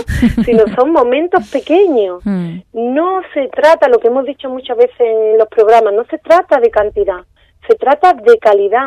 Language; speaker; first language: Spanish; native; Spanish